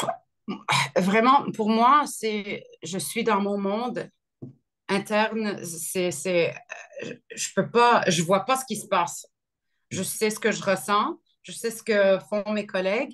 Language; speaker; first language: French; early bilingual, other home language; Arabic